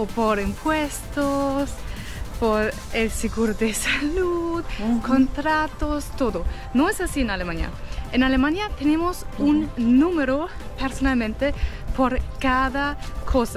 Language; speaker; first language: Spanish; non-native, fluent; German